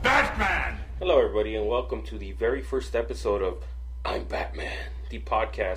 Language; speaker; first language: English; native; English